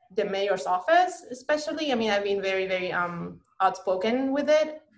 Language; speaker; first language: English; non-native, fluent; Spanish